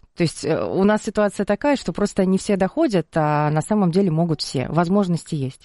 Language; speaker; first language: Russian; native; Russian